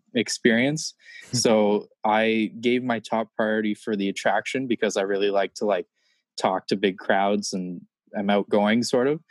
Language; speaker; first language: English; native; English